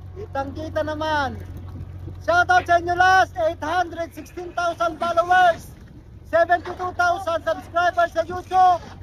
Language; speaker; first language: Filipino; native; Filipino